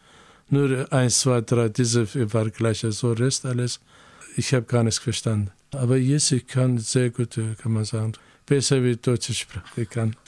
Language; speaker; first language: German; non-native, learner; Azerbaijani